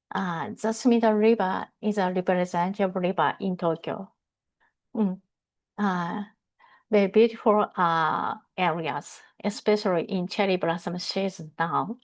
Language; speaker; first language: English; non-native, fluent; Japanese